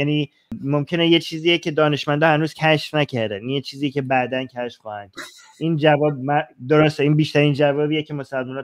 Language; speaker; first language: Persian; native; Persian